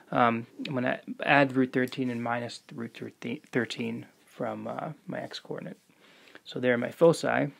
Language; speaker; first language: English; native; English